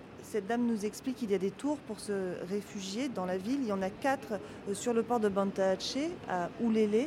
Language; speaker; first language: French; native; French